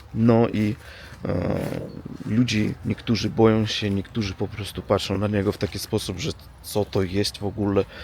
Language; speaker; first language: Polish; non-native, learner; Russian